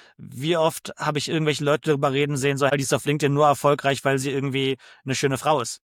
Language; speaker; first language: German; native; German